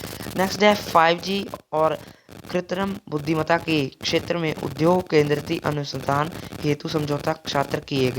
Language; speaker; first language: Hindi; native; Hindi